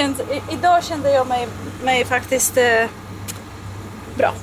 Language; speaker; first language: Swedish; non-native, learner; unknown